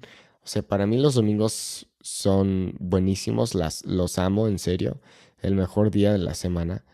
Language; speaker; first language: Spanish; non-native, fluent; English